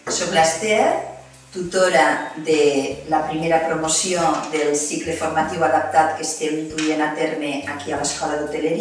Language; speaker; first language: Catalan; native; Catalan